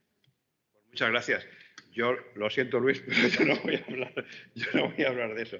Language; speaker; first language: Spanish; native; Spanish